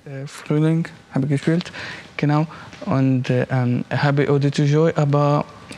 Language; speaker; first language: German; non-native, learner; Arabic